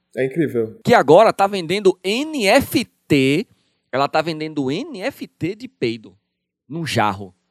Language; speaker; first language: Portuguese; native; Portuguese